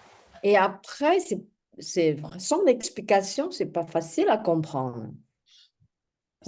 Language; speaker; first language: French; non-native, fluent; Chinese